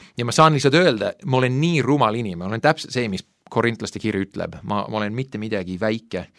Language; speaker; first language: Estonian; non-native, fluent; English